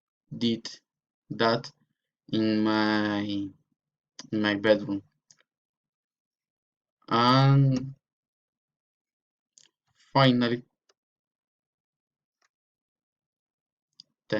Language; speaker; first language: English; non-native, learner; Spanish